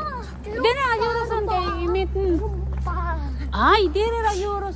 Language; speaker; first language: Norwegian; non-native, learner; Filipino